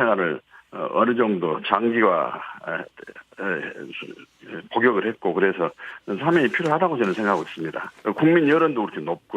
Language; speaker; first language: Korean; native; Korean